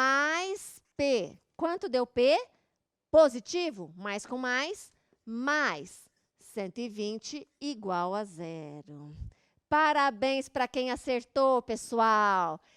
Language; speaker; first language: Portuguese; native; Portuguese